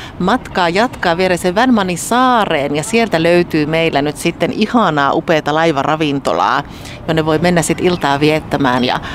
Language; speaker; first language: Finnish; native; Finnish